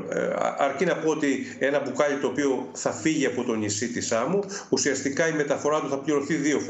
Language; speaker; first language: Greek; native; Greek